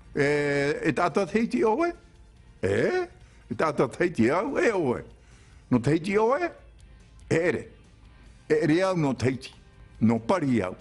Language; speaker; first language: French; native; French